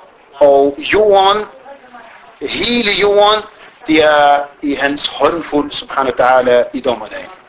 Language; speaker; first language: Danish; early bilingual, other home language; Arabic